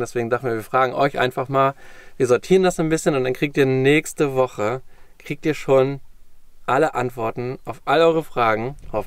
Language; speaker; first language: German; native; German